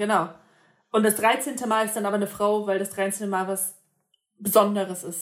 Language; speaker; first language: German; native; German